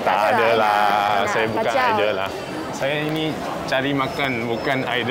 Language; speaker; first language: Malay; non-native, local second language; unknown